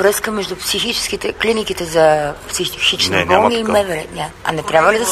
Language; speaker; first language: Bulgarian; native; Bulgarian